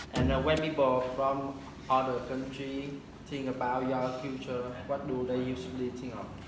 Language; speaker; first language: English; non-native, learner; Vietnamese